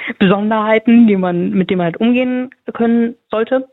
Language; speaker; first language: German; native; German